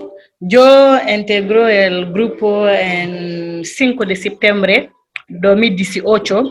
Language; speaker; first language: Spanish; non-native, learner; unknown